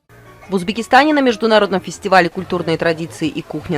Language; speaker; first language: Russian; native; Russian